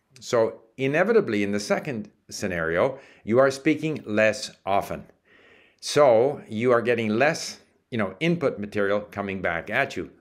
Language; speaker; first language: English; early bilingual, other home language; Czech